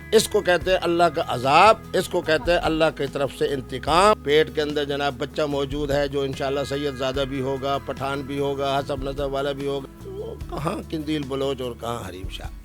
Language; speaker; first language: Urdu; non-native, local second language; Saraiki